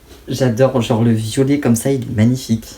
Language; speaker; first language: French; native; French